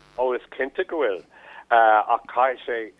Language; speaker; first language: Irish; native; Irish